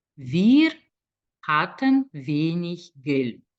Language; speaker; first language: German; non-native, fluent; Lithuanian